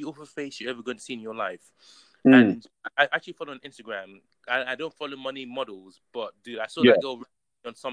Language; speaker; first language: English; non-native, local second language; Yoruba